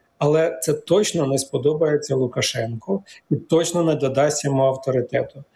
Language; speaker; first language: Ukrainian; native; Ukrainian